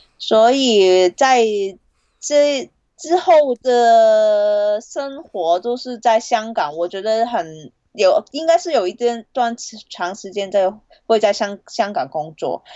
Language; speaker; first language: Chinese; non-native, fluent; Cantonese